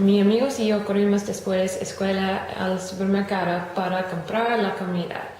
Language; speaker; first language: Spanish; non-native, learner; English